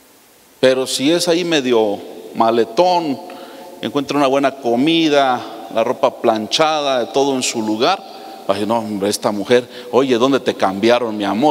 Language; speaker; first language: Spanish; native; Spanish